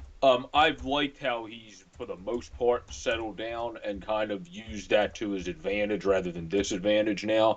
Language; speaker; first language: English; native; English